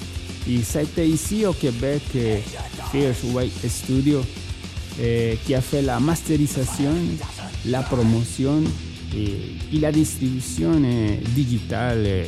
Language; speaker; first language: French; non-native, fluent; Spanish